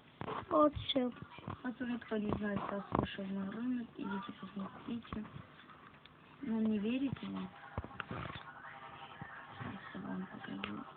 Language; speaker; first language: Russian; non-native, learner; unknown